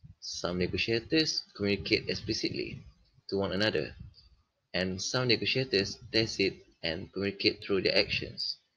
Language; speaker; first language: English; non-native, local second language; Malay